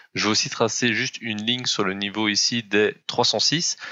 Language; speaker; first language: French; native; French